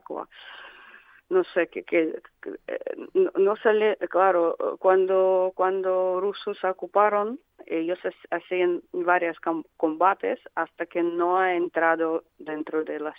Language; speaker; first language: Spanish; non-native, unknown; Russian